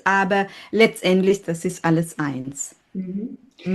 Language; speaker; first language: German; non-native, fluent; Sinhala